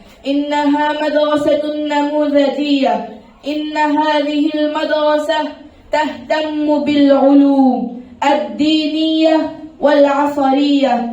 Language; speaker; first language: Arabic; non-native, learner; Bangla